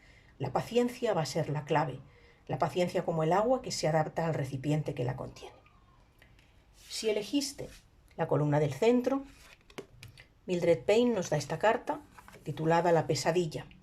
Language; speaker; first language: Spanish; native; Spanish